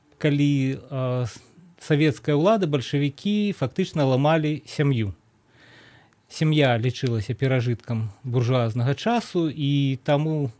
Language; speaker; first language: Belarusian; native; Belarusian